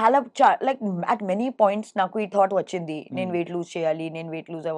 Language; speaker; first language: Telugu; non-native, fluent; Hindi